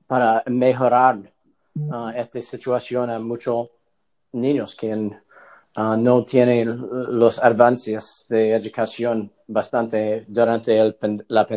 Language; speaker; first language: Spanish; non-native, learner; English